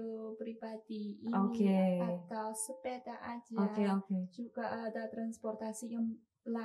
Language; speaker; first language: Indonesian; non-native, learner; Chinese